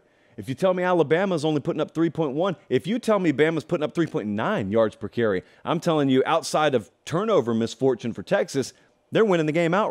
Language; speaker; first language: English; native; English